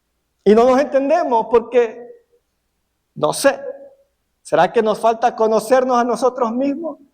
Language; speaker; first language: Spanish; native; Spanish